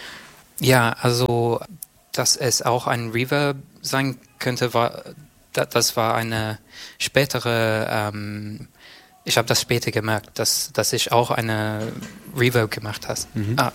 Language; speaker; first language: German; non-native, learner; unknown